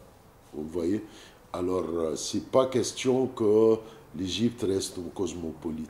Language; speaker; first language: French; non-native, fluent; Arabic